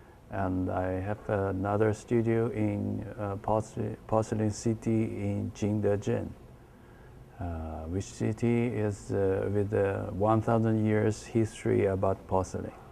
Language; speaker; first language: English; non-native, learner; Chinese